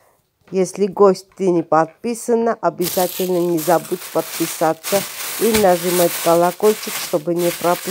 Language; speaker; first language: Russian; non-native, fluent; Armenian